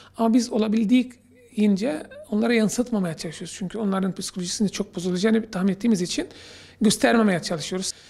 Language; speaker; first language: Turkish; non-native, fluent; Arabic